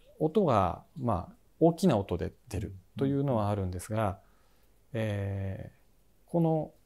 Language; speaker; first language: Japanese; native; Japanese